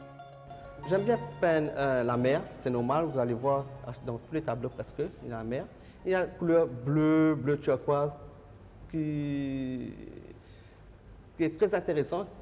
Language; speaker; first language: French; non-native, local second language; Morisyen